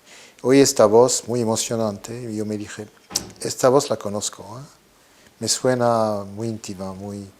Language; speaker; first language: Spanish; early bilingual, heritage; Spanish